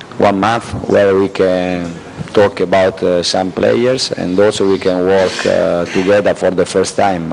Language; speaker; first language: English; non-native, learner; Italian